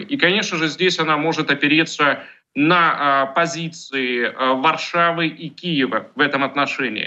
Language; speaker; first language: Russian; native; Russian